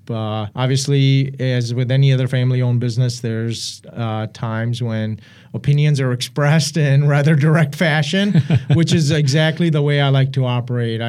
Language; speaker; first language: English; early bilingual, other home language; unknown